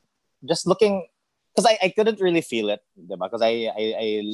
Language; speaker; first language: English; non-native, local second language; Cebuano